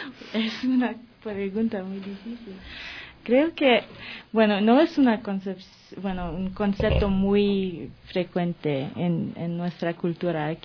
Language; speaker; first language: Spanish; non-native, fluent; French